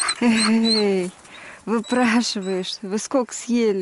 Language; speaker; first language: Russian; native; Russian